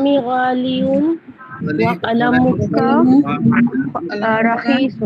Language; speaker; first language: Arabic; non-native, learner; Bangla